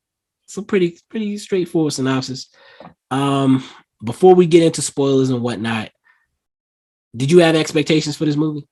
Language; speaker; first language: English; native; English